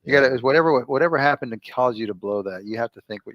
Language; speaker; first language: English; native; English